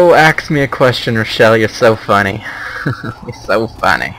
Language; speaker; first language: English; native; English